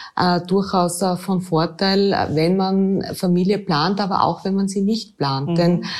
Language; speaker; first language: German; native; German